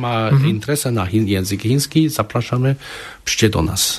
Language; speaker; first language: Polish; non-native, learner; Chinese